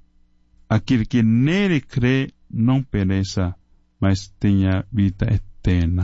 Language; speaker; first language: Portuguese; non-native, fluent; Chinese